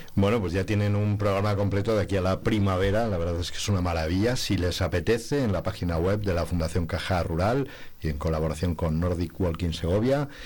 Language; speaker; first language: Spanish; native; Spanish